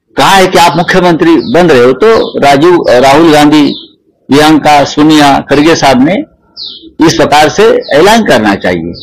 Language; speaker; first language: Hindi; non-native, local second language; Marathi